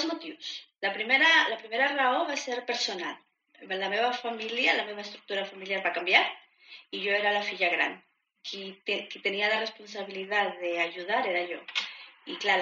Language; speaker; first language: Catalan; non-native, fluent; Spanish